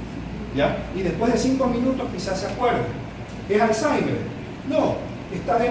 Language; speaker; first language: Spanish; native; Spanish